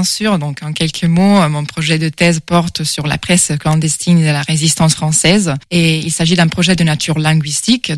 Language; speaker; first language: French; non-native, fluent; Italian